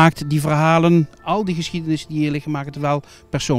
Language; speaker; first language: Dutch; native; Dutch